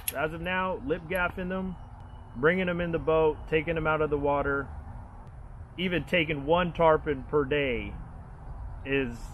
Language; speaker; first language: English; native; English